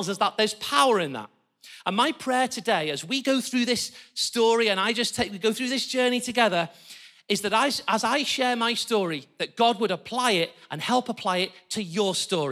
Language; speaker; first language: English; native; English